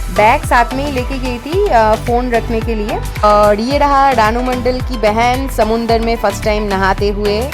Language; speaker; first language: Hindi; non-native, local second language; Bangla